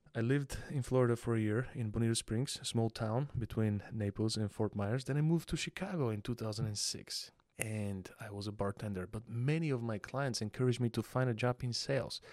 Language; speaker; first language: English; non-native, fluent; Bulgarian